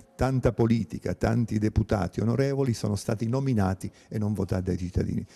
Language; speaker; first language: Italian; native; Italian